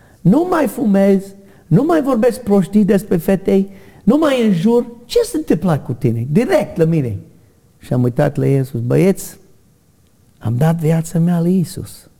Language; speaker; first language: Romanian; non-native, learner; English